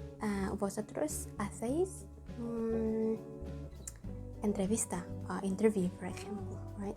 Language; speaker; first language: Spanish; non-native, learner; Indonesian